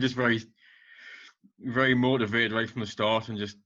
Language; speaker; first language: English; native; English